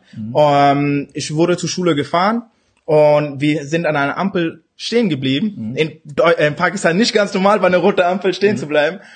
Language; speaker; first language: German; early bilingual, other home language; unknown